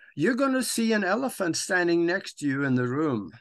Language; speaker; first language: English; non-native, fluent; Norwegian